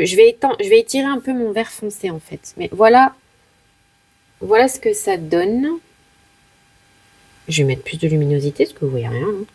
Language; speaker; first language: French; native; French